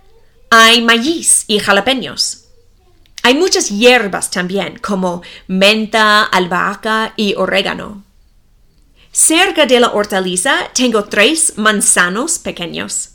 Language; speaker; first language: Spanish; non-native, fluent; English